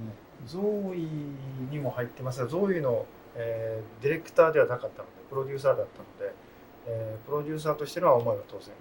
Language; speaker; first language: Japanese; native; Japanese